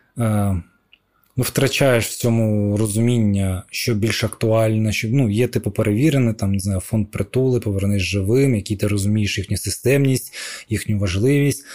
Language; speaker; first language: Ukrainian; non-native, local second language; Russian